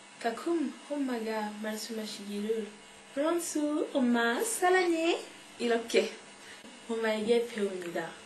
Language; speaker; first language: Korean; non-native, learner; French